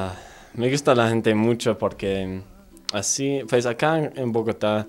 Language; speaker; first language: Spanish; non-native, fluent; English